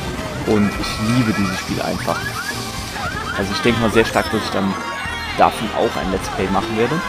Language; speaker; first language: German; native; German